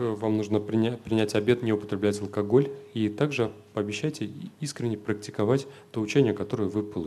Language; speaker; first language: Russian; native; Russian